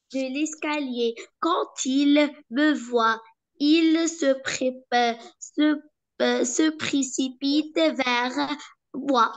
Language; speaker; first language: French; non-native, learner; Arabic